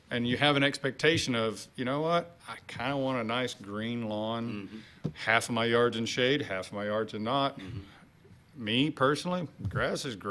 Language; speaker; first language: English; native; English